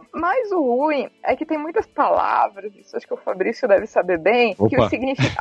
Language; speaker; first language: Portuguese; native; Portuguese